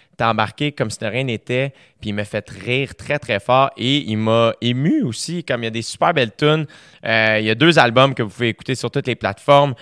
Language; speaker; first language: French; native; French